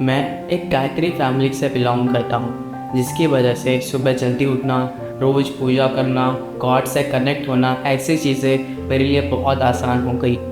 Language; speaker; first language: Hindi; native; Hindi